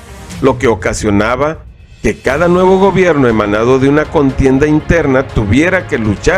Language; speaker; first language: Spanish; native; Spanish